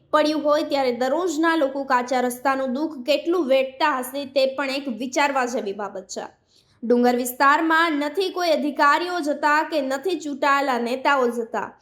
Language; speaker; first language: Gujarati; native; Gujarati